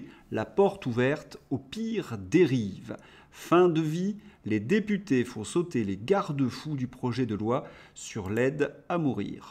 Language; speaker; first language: French; native; French